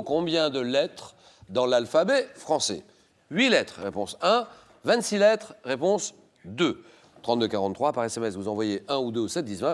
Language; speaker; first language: French; native; French